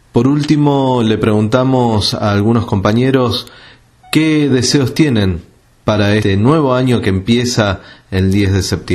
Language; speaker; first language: Spanish; native; Spanish